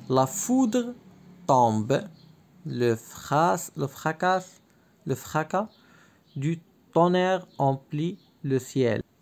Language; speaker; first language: French; non-native, local second language; Arabic